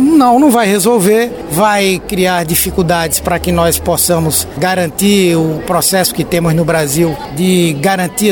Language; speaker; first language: Portuguese; native; Portuguese